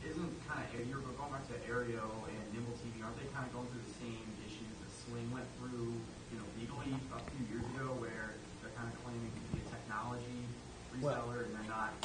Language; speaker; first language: English; non-native, fluent; Spanish